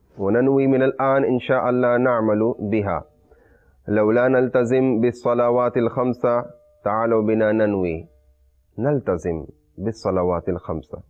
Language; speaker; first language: Arabic; non-native, fluent; Urdu